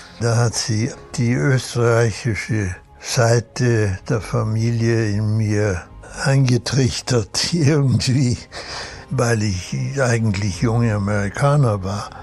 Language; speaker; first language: German; early bilingual, heritage; German